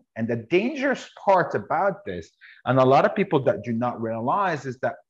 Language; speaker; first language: English; non-native, fluent; Arabic